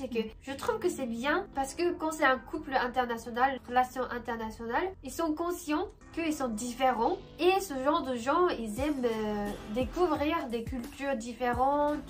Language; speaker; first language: French; non-native, fluent; Japanese